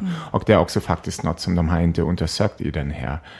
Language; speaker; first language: Swedish; non-native, fluent; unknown